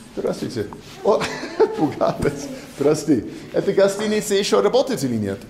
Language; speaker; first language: Russian; non-native, learner; English